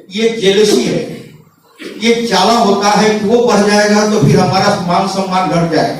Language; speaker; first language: Hindi; non-native, local second language; Bangla